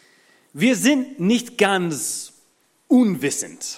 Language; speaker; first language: German; non-native, fluent; English